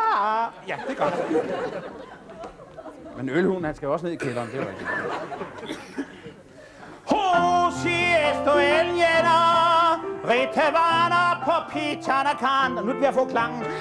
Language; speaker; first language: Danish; native; Danish